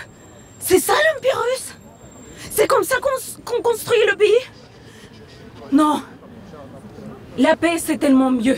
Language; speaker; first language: French; non-native, fluent; Russian